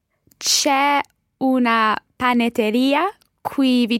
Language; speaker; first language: Italian; non-native, learner; English